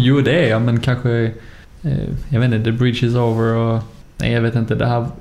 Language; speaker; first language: Swedish; native; Swedish